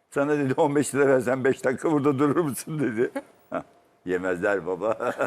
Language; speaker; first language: Turkish; native; Turkish